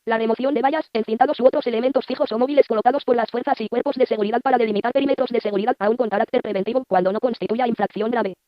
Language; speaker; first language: Spanish; native; Spanish